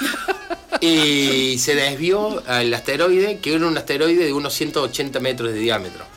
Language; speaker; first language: Spanish; native; Spanish